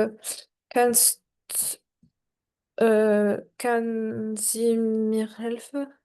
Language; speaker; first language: German; non-native, learner; French